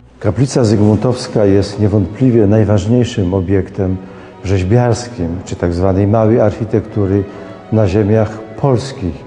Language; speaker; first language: Polish; native; Polish